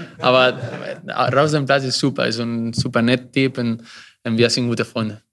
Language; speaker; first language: German; non-native, learner; Spanish